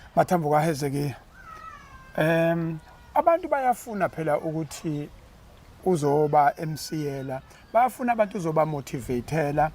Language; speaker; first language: Zulu; native; Zulu